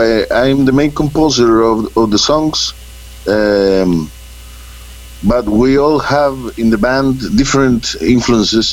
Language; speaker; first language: English; non-native, fluent; Spanish